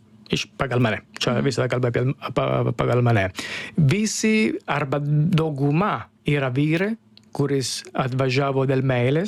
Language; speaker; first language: Lithuanian; non-native, learner; Italian